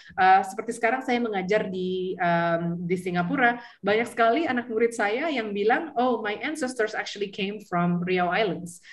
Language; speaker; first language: Indonesian; early bilingual, heritage; Indonesian